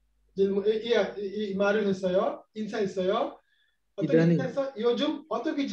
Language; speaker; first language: Korean; non-native, learner; Bangla